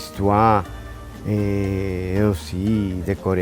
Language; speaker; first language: French; non-native, fluent; Spanish